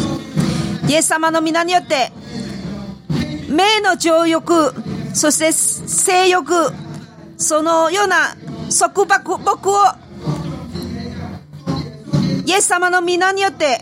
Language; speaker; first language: Japanese; non-native, fluent; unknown